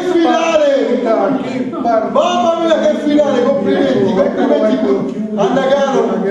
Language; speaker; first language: Italian; native; Italian